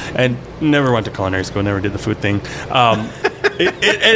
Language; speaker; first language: English; early bilingual, other home language; Hmong